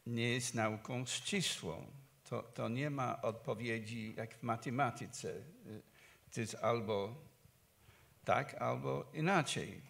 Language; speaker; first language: Polish; non-native, fluent; English